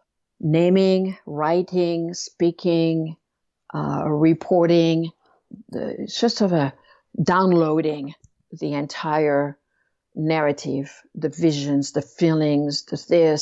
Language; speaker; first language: English; non-native, fluent; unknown